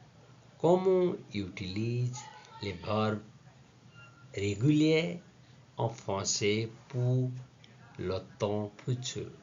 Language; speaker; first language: French; non-native, learner; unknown